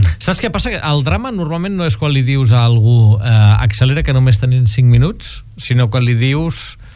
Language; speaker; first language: Catalan; native; Catalan